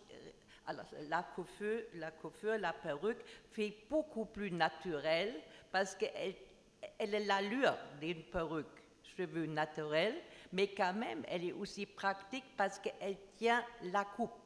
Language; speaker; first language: French; non-native, learner; German